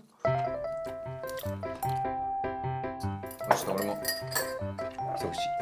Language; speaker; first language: Japanese; native; Japanese